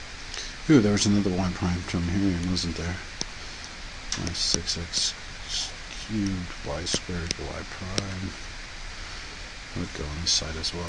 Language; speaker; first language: English; native; English